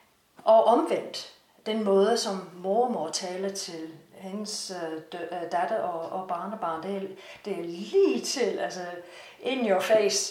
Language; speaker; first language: Danish; non-native, fluent; English